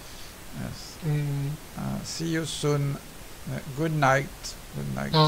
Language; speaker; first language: English; non-native, learner; French